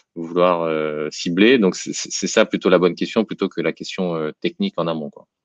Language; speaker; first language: French; native; French